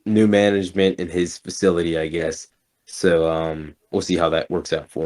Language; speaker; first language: English; native; English